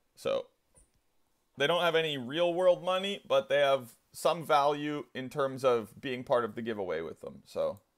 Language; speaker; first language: English; native; English